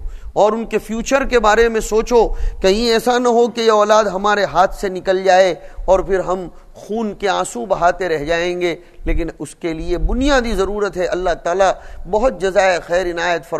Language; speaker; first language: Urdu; non-native, local second language; Gujarati